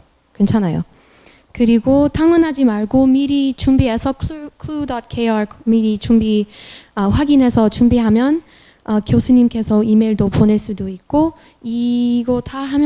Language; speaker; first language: Korean; non-native, fluent; French